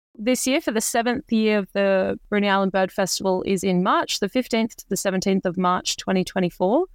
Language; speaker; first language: English; native; English